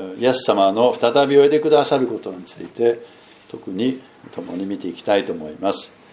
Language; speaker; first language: Japanese; non-native, fluent; English